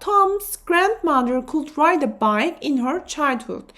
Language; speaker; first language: English; non-native, fluent; Turkish